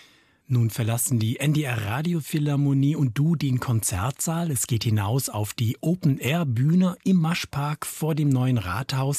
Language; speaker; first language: German; native; German